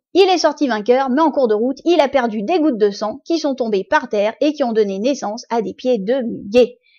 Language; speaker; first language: French; native; French